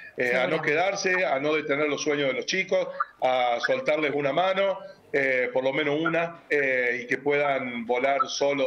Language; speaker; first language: Spanish; native; Spanish